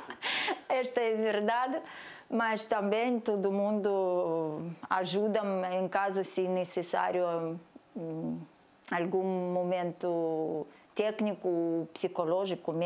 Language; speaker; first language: Portuguese; non-native, learner; Russian